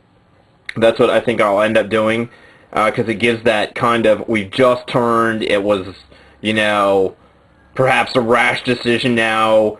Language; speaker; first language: English; native; English